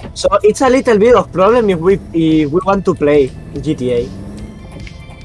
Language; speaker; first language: English; non-native, learner; Spanish